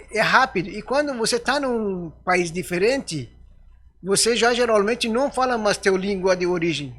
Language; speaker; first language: Portuguese; non-native, fluent; Persian